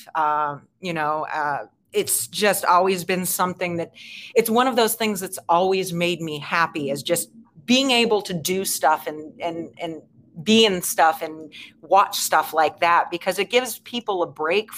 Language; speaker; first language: English; native; English